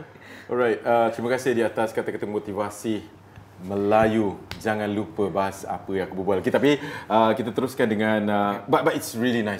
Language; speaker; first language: Malay; native; Malay